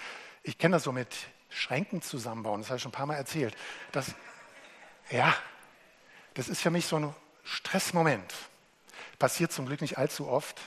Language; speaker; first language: German; native; German